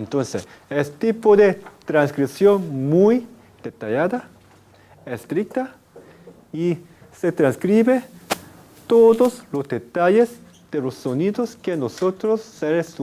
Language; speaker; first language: Spanish; non-native, fluent; Korean